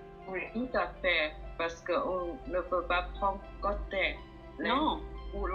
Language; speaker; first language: French; non-native, learner; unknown